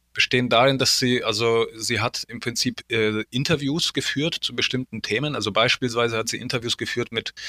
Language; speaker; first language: German; early bilingual, other home language; Polish